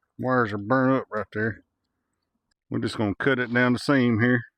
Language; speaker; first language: English; native; English